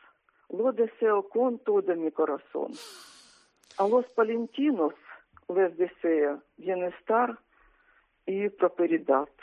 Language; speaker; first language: Spanish; non-native, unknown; Ukrainian